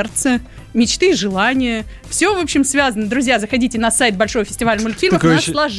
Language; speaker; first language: Russian; native; Russian